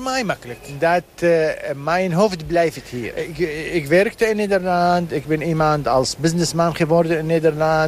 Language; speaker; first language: Dutch; non-native, learner; Arabic